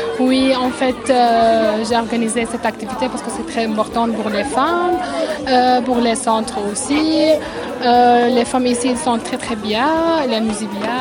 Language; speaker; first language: French; non-native, learner; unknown